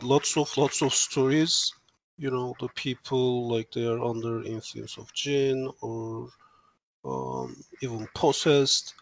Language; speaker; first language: English; non-native, fluent; Turkish